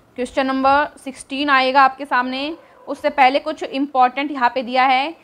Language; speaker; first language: Hindi; native; Hindi